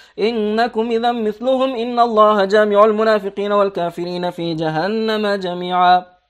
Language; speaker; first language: Arabic; non-native, fluent; Persian